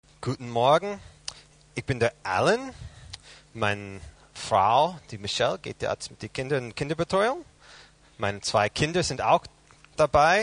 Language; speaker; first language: German; non-native, fluent; English